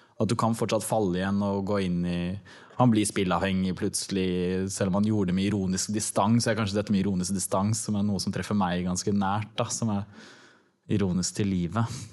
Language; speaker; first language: Norwegian; early bilingual, other home language; Turkish